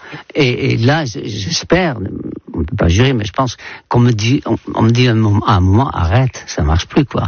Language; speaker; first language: French; non-native, fluent; Dutch